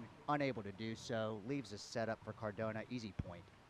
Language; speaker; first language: English; native; English